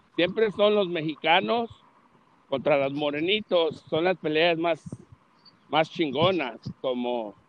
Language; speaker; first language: Spanish; early bilingual, heritage; Spanish